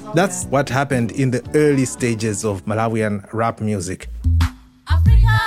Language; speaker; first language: English; non-native, local second language; Nyanja